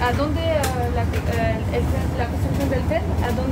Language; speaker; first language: Spanish; non-native, learner; French